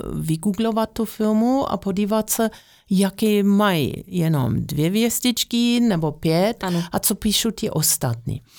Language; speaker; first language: Czech; non-native, fluent; German